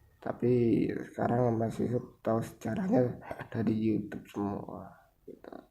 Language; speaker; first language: Indonesian; non-native, local second language; Javanese